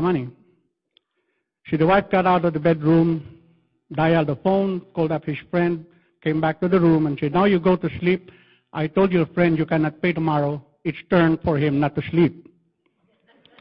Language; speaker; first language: English; non-native, local second language; Filipino